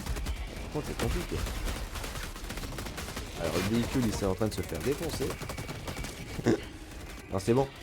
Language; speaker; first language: French; native; French